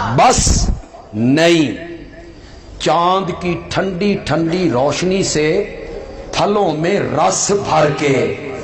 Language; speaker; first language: Urdu; non-native, local second language; Punjabi